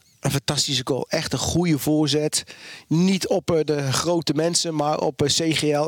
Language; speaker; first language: Dutch; native; Dutch